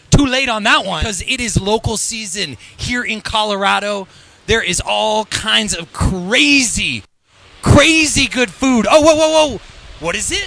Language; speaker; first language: English; native; English